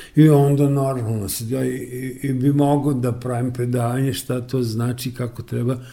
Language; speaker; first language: Serbian; native; Serbian